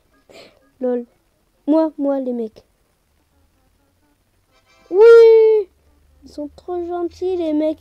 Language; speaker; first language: French; native; French